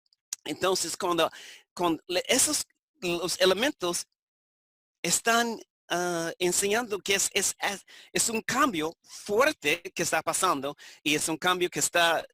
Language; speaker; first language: Spanish; non-native, fluent; English